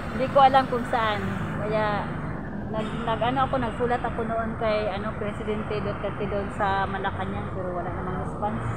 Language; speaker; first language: Filipino; non-native, local second language; Cebuano